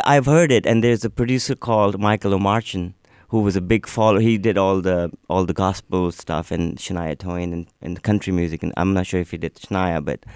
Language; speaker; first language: English; non-native, local second language; Urdu